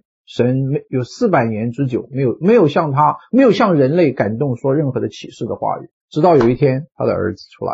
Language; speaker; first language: Chinese; native; Chinese